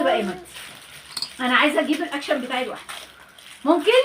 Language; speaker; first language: Arabic; native; Arabic